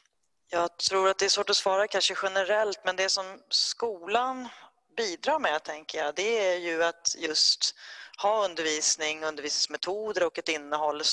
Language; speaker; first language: Swedish; native; Swedish